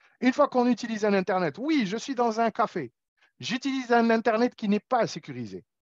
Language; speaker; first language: French; non-native, local second language; Arabic